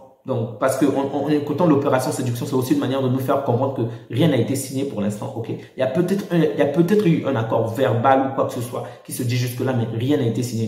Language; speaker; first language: French; native; French